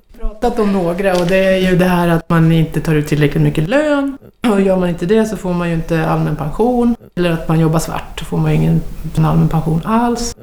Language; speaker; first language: Swedish; native; Swedish